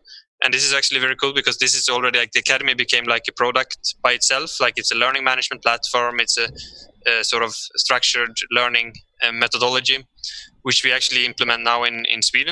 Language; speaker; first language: English; non-native, fluent; Swedish